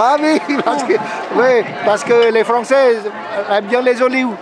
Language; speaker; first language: French; non-native, learner; Khmer